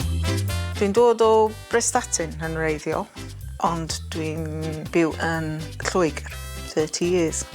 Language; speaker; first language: Welsh; non-native, local second language; English